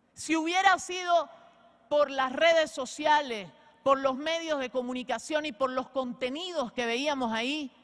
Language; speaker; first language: Spanish; native; Spanish